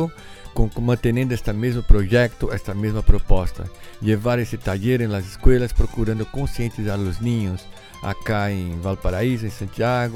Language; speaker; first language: Spanish; non-native, fluent; Portuguese